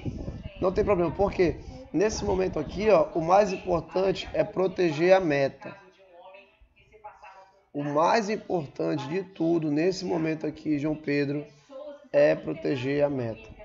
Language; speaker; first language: Portuguese; native; Portuguese